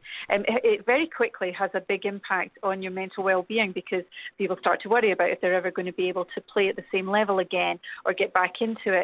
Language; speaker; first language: English; native; English